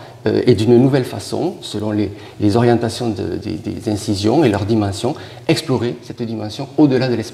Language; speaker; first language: French; native; French